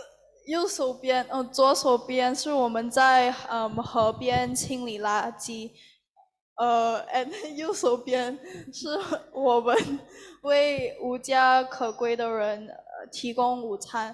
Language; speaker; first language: Chinese; early bilingual, heritage; Chinese